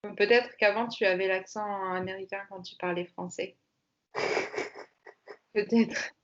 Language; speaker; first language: French; native; French